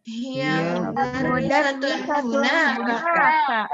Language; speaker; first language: Arabic; non-native, learner; Indonesian